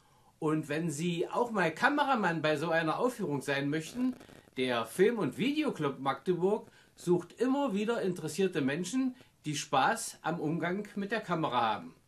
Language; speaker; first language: German; native; German